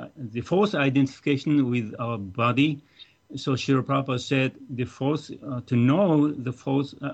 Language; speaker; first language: English; non-native, learner; Japanese